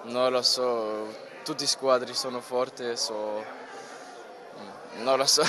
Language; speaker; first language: Italian; non-native, learner; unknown